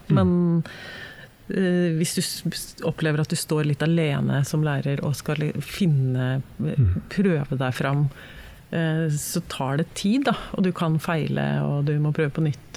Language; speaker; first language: Norwegian; native; Norwegian